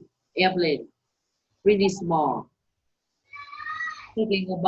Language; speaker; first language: English; non-native, learner; Vietnamese